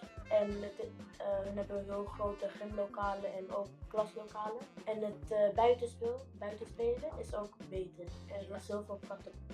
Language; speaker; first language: Dutch; non-native, learner; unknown